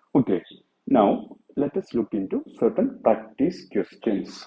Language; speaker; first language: English; non-native, local second language; Malayalam